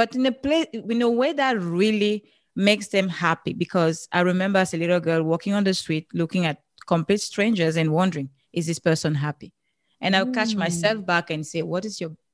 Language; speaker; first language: English; non-native, local second language; French